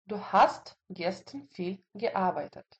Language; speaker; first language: German; non-native, fluent; Russian